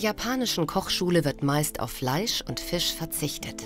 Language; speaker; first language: German; native; German